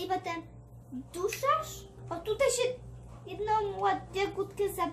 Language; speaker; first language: Polish; early bilingual, heritage; Polish